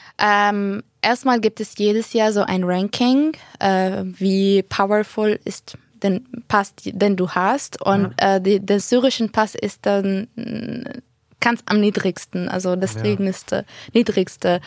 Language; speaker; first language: German; non-native, fluent; Arabic